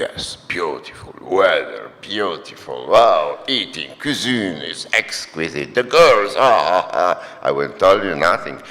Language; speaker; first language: English; non-native, fluent; Polish